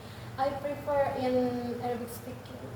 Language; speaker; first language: English; non-native, learner; Indonesian